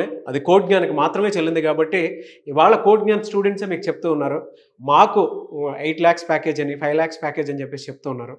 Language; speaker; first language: Telugu; native; Telugu